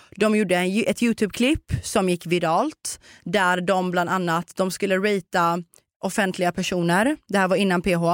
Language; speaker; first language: Swedish; early bilingual, other home language; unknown